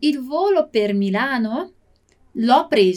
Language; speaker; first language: Italian; non-native, fluent; Portuguese